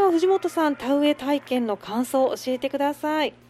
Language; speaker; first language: Japanese; native; Japanese